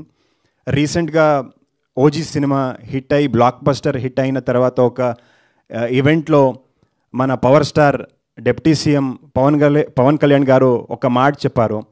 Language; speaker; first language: Telugu; non-native, learner; Kannada